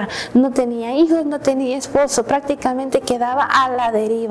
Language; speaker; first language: Spanish; native; Spanish